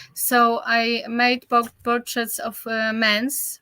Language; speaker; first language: English; non-native, learner; Polish